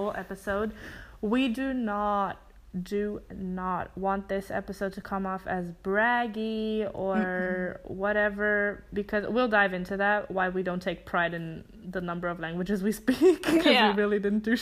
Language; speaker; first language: English; non-native, fluent; German